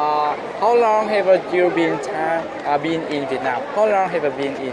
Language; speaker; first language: English; non-native, learner; Vietnamese